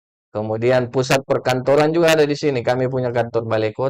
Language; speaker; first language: Indonesian; native; Indonesian